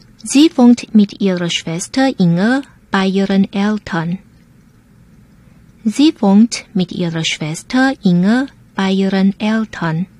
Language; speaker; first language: German; non-native, fluent; Chinese